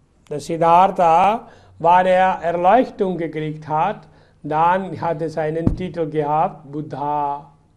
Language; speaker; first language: German; non-native, fluent; Hindi